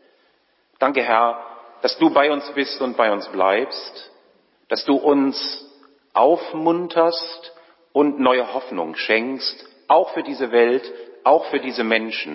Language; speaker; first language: German; native; German